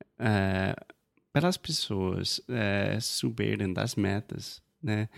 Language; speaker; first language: Portuguese; non-native, fluent; English